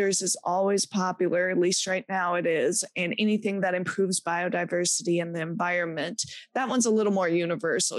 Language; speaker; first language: English; native; English